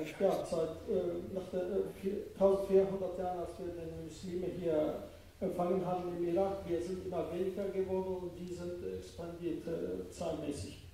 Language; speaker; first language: German; non-native, fluent; Arabic